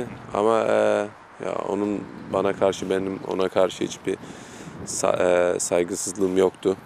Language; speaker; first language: Turkish; early bilingual, heritage; German